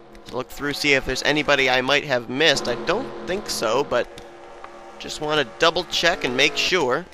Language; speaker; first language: English; native; English